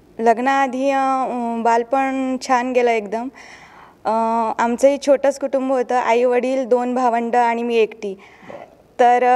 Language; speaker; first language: Marathi; native; Marathi